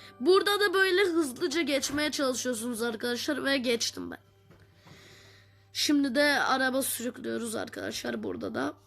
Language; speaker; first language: Turkish; native; Turkish